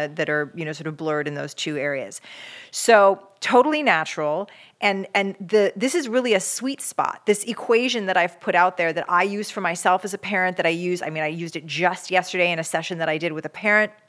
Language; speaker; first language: English; native; English